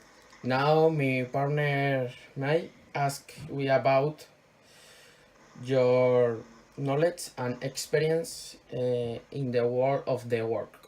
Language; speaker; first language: English; non-native, learner; Spanish